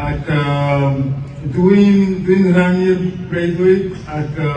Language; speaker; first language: Welsh; non-native, fluent; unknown